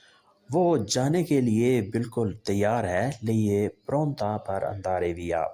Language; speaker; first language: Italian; non-native, learner; Urdu